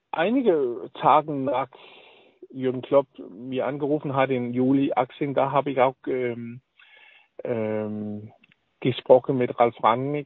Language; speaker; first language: German; non-native, learner; Danish